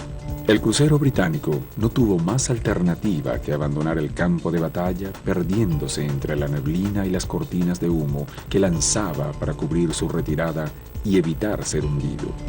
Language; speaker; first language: Spanish; native; Spanish